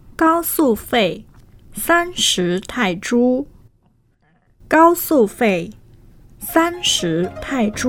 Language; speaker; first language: Chinese; non-native, fluent; Thai